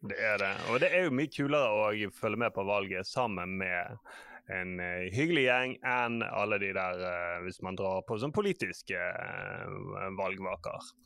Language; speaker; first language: Norwegian; native; Norwegian